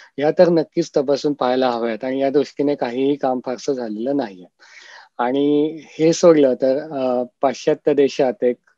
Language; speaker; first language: Marathi; native; Marathi